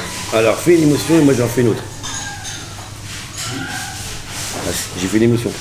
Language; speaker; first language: French; native; French